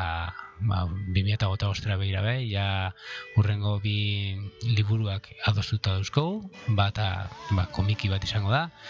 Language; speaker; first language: Basque; native; Basque